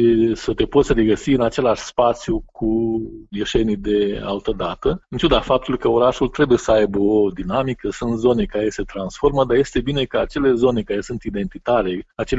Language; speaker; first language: Romanian; native; Romanian